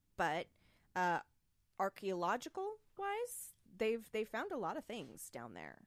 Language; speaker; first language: English; native; English